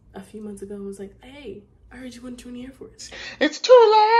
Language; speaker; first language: English; native; English